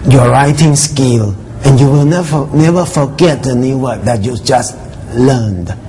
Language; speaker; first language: English; non-native, fluent; Thai